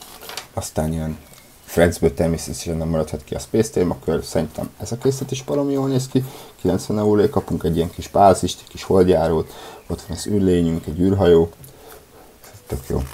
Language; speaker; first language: Hungarian; native; Hungarian